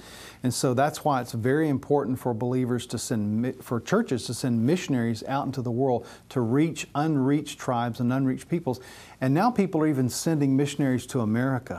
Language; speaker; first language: English; native; English